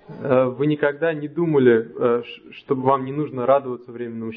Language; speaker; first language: Russian; native; Russian